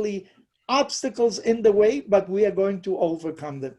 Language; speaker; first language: English; non-native, fluent; Spanish